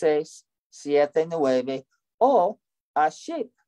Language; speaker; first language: Spanish; non-native, learner; English